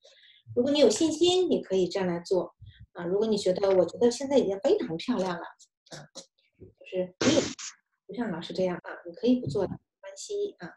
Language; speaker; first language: Chinese; native; Chinese